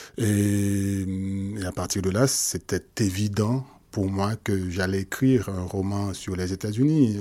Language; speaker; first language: French; non-native, local second language; Haitian Creole